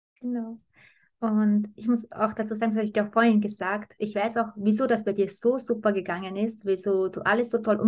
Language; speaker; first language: German; native; German